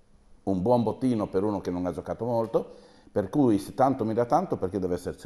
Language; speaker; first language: Italian; native; Italian